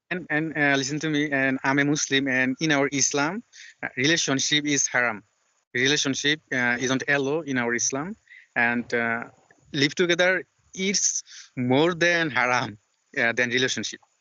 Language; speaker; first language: English; non-native, fluent; Bangla